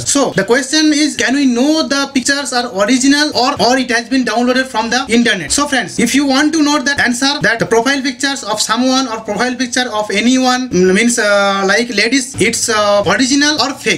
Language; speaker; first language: English; non-native, local second language; Hindi